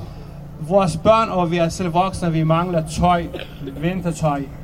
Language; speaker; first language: Danish; non-native, learner; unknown